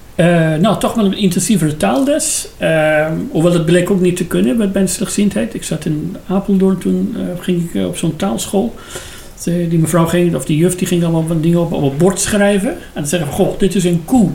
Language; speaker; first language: Dutch; non-native, fluent; Persian